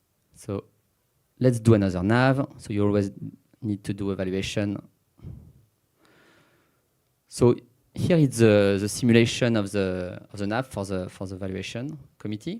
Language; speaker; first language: English; non-native, fluent; French